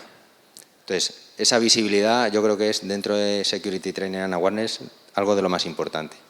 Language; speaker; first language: Spanish; native; Spanish